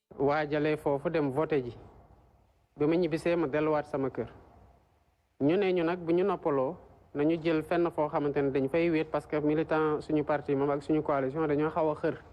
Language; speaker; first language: Wolof; native; Wolof